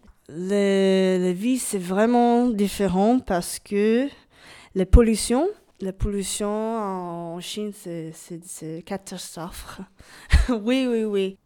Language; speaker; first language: French; non-native, learner; English